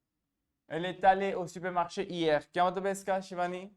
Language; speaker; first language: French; non-native, fluent; Hindi